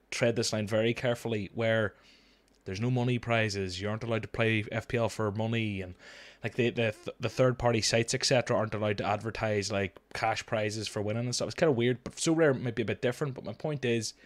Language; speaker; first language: English; native; English